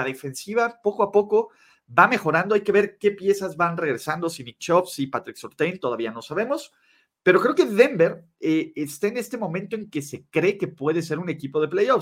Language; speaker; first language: Spanish; native; Spanish